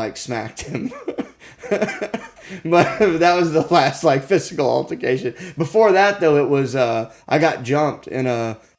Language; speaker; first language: English; native; English